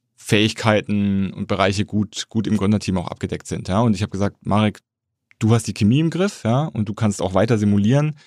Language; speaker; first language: German; native; German